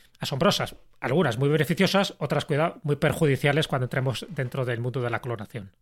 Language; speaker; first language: Spanish; native; Spanish